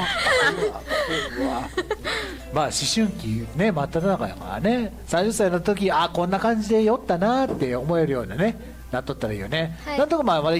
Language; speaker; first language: Japanese; native; Japanese